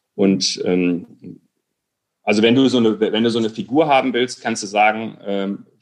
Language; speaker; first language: German; native; German